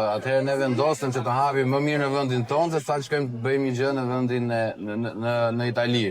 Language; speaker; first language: Albanian; native; Albanian